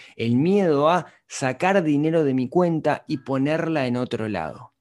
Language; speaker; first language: Spanish; native; Spanish